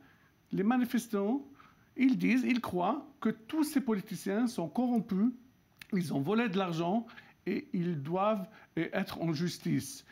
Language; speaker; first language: French; non-native, local second language; Arabic